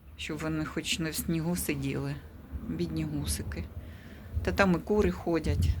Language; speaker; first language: Ukrainian; native; Ukrainian